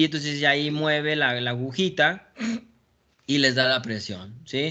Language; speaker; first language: Spanish; native; Spanish